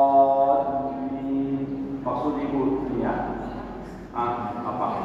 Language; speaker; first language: Indonesian; non-native, learner; Arabic